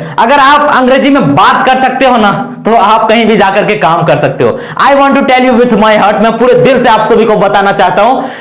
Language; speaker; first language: Hindi; native; Hindi